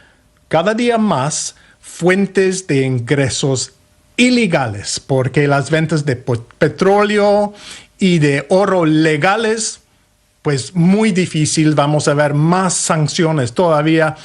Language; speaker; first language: Spanish; non-native, fluent; English